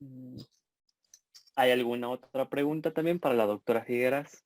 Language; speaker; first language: Spanish; native; Spanish